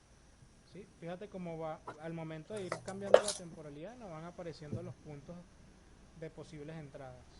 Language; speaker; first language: Spanish; native; Spanish